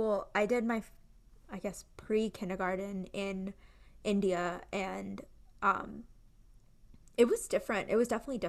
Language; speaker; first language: English; early bilingual, other home language; Gujarati